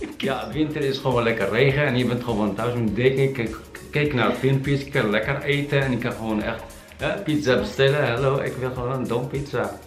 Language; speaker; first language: Dutch; non-native, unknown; Arabic